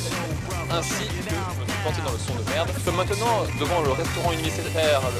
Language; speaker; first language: French; native; French